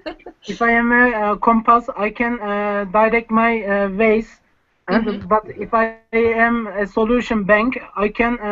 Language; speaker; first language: English; non-native, learner; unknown